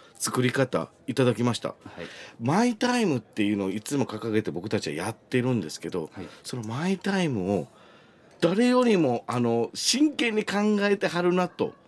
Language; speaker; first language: Japanese; native; Japanese